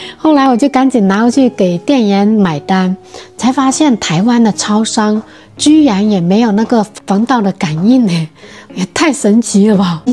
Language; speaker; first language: Chinese; native; Chinese